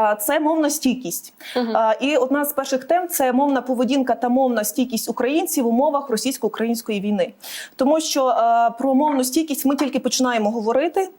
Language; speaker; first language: Ukrainian; native; Ukrainian